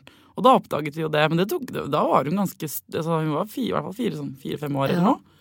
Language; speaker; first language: Norwegian; native; Norwegian